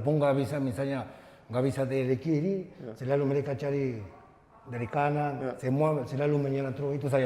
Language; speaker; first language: Indonesian; non-native, fluent; Spanish